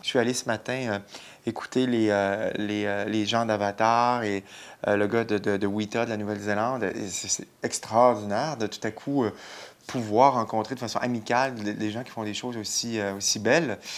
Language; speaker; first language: French; native; French